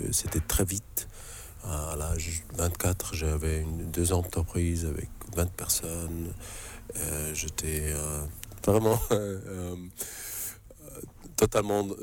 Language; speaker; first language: French; native; French